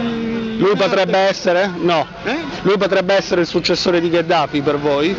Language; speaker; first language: Italian; native; Italian